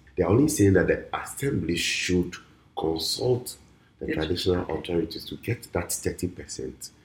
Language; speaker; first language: English; non-native, local second language; Ewe